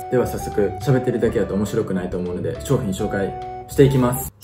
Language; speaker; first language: Japanese; native; Japanese